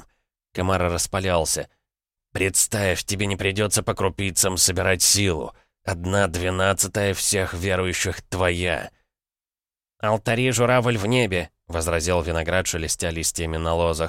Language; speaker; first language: Russian; native; Russian